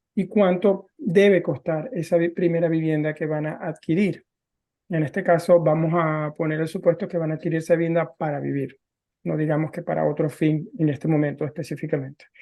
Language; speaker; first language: Spanish; native; Spanish